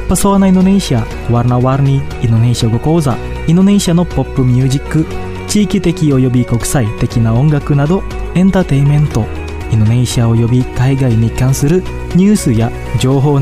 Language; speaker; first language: Japanese; non-native, fluent; Indonesian